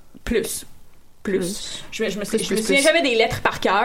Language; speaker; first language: French; native; French